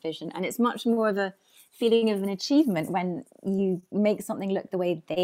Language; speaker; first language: English; native; English